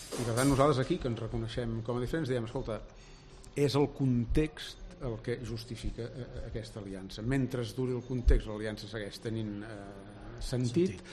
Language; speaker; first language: Catalan; native; Catalan